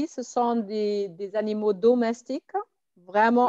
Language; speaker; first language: French; non-native, fluent; German